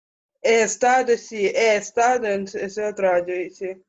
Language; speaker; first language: Spanish; non-native, learner; Russian